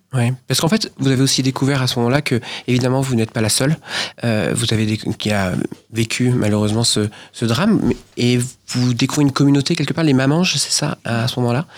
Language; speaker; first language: French; native; French